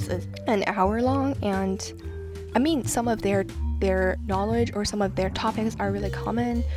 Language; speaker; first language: English; non-native, local second language; Cantonese